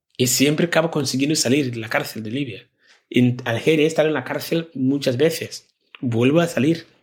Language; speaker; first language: Spanish; non-native, fluent; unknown